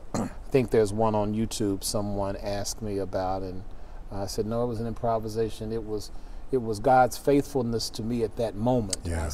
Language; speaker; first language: English; native; English